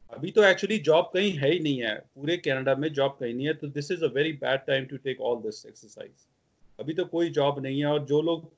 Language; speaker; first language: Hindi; non-native, local second language; Punjabi